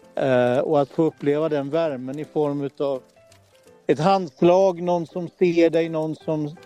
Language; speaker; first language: Swedish; native; Swedish